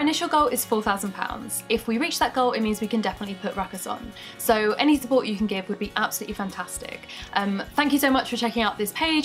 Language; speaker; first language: English; native; English